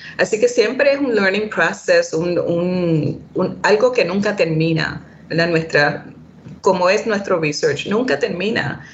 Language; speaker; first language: Spanish; early bilingual, heritage; Spanish